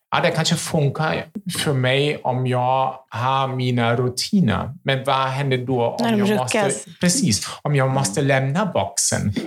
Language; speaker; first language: Swedish; non-native, fluent; German